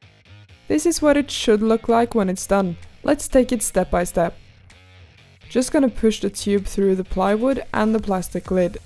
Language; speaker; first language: English; non-native, fluent; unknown